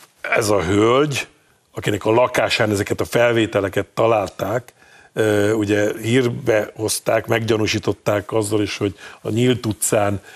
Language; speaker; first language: Hungarian; native; Hungarian